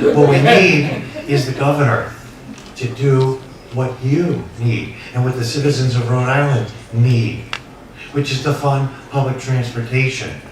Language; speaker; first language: English; native; English